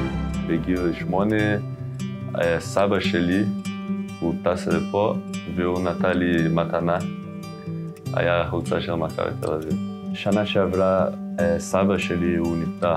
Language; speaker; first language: Hebrew; non-native, learner; Portuguese